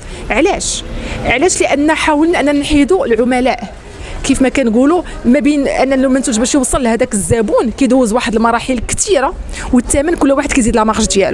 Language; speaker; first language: Arabic; native; Arabic